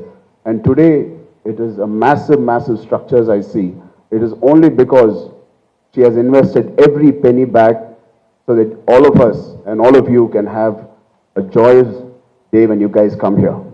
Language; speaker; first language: English; non-native, local second language; Telugu